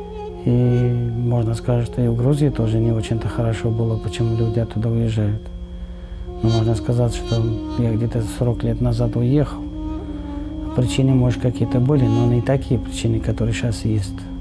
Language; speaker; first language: Russian; non-native, local second language; Georgian